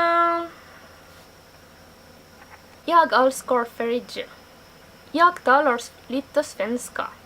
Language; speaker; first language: Swedish; non-native, learner; French